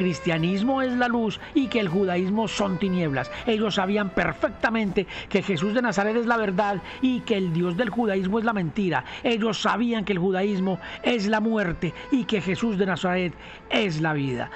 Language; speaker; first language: Spanish; native; Spanish